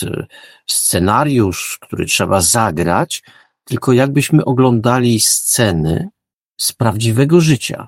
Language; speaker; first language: Polish; native; Polish